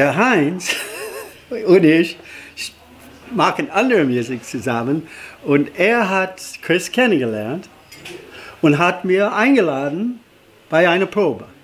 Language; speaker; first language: German; non-native, fluent; English